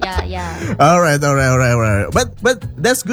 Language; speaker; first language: English; non-native, fluent; Indonesian